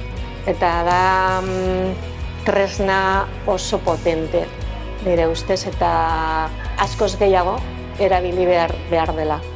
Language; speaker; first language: Basque; non-native, local second language; Spanish